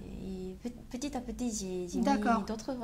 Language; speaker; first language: French; non-native, learner; Japanese